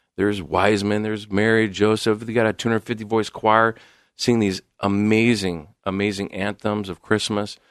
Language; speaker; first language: English; native; English